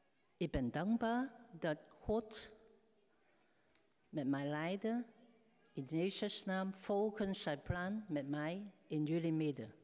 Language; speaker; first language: Dutch; non-native, fluent; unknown